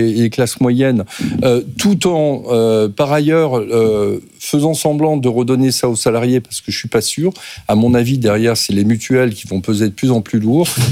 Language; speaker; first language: French; native; French